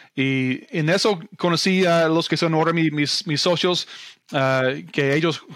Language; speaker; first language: Spanish; non-native, fluent; English